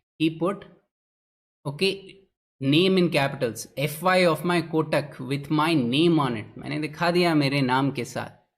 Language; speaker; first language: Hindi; non-native, local second language; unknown